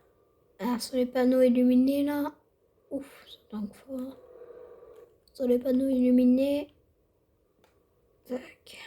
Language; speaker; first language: French; native; French